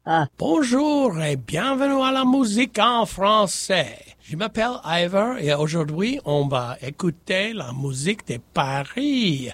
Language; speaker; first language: French; non-native, learner; English